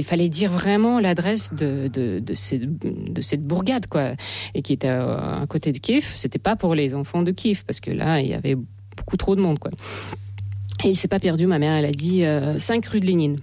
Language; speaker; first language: French; non-native, fluent; Russian